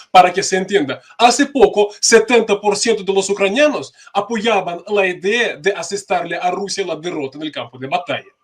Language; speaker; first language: Spanish; non-native, fluent; Russian